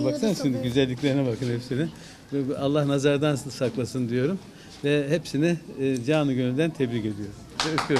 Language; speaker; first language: Turkish; native; Turkish